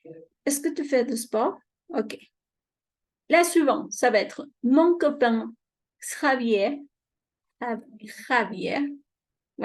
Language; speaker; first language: French; non-native, fluent; Spanish